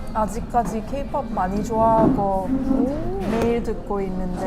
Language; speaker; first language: Korean; non-native, fluent; Hindi